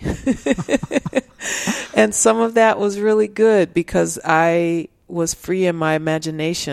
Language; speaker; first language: English; native; English